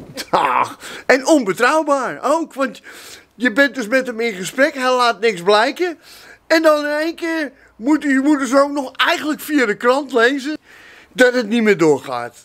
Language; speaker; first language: Dutch; native; Dutch